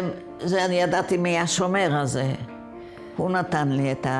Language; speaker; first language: Hebrew; non-native, fluent; Yiddish